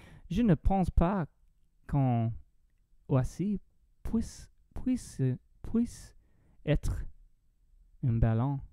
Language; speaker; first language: French; non-native, learner; English